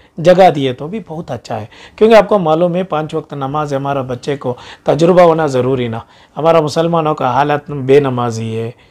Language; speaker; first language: Hindi; non-native, local second language; Urdu